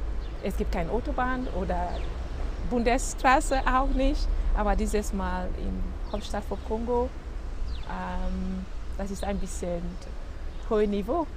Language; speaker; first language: German; non-native, learner; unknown